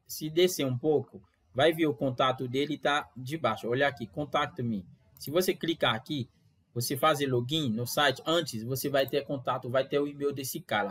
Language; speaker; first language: Portuguese; non-native, fluent; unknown